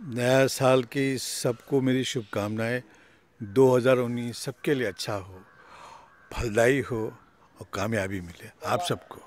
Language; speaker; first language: Hindi; native; Hindi